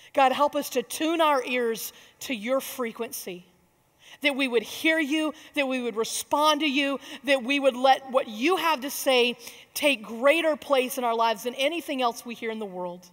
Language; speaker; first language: English; native; English